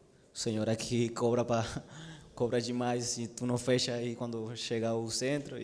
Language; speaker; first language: Portuguese; non-native, fluent; Spanish